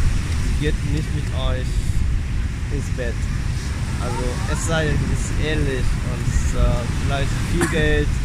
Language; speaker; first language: German; non-native, fluent; Vietnamese